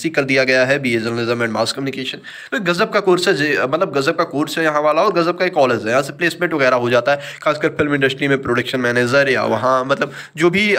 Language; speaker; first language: Hindi; native; Hindi